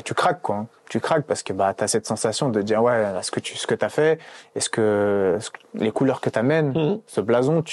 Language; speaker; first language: French; native; French